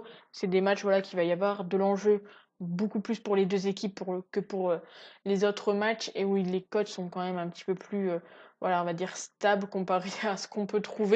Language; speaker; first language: French; native; French